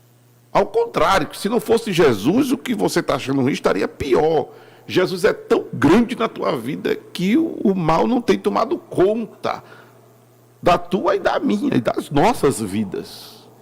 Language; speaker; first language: Portuguese; native; Portuguese